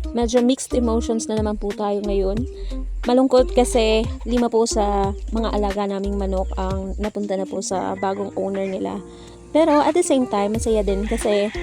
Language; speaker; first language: Filipino; non-native, local second language; Bikol